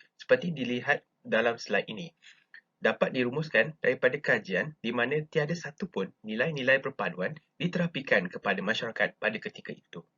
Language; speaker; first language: Malay; native; Malay